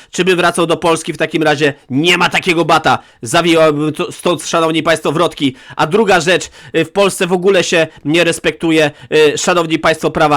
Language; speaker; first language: Polish; native; Polish